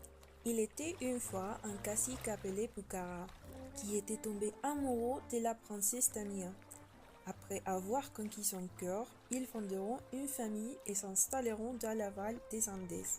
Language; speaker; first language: French; non-native, learner; Spanish